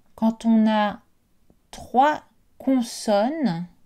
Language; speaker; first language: French; native; French